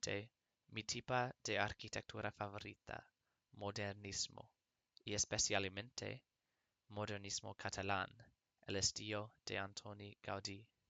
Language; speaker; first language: Spanish; non-native, learner; English